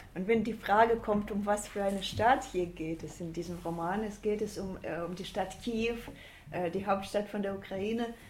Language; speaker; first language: German; non-native, fluent; Russian